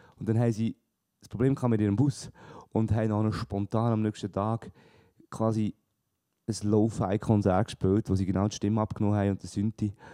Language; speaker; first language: German; native; German